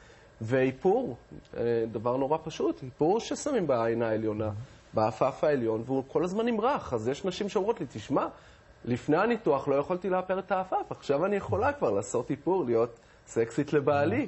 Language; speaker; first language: Hebrew; native; Hebrew